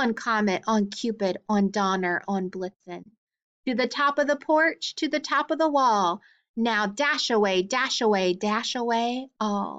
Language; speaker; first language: English; native; English